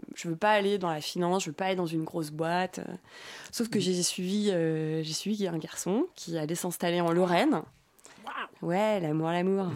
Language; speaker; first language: French; native; French